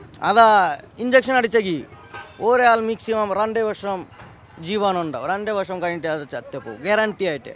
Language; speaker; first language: Malayalam; non-native, learner; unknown